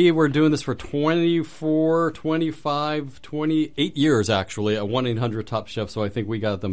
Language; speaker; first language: English; native; English